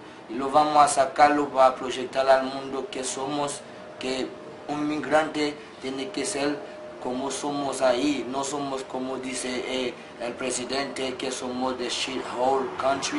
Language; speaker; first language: Spanish; non-native, fluent; Haitian Creole